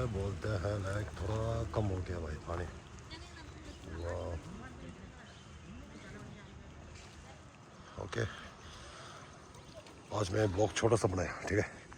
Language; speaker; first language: Hindi; non-native, local second language; Tibetan